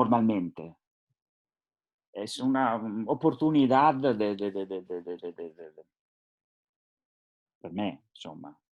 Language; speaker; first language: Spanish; non-native, learner; Italian